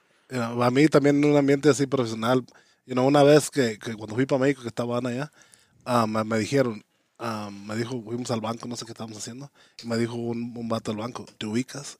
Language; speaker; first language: Spanish; early bilingual, heritage; Spanish